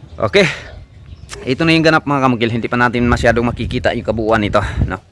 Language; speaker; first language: Filipino; non-native, local second language; Cebuano